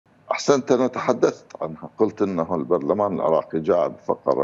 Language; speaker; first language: Arabic; native; Arabic